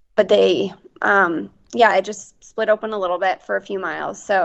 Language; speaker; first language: English; native; English